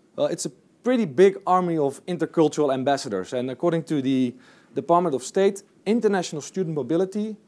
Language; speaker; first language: English; non-native, fluent; Dutch